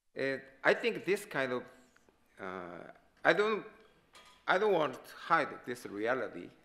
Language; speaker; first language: English; non-native, learner; Korean